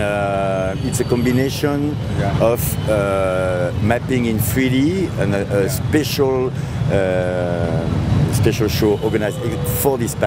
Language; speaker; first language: English; non-native, fluent; French